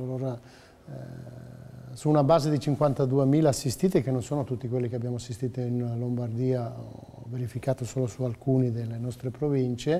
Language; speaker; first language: Italian; native; Italian